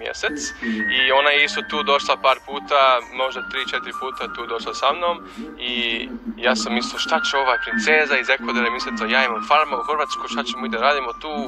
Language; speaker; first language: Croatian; early bilingual, heritage; Croatian